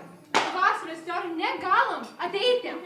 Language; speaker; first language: Lithuanian; early bilingual, heritage; Lithuanian